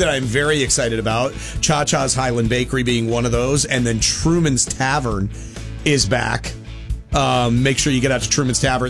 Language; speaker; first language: English; native; English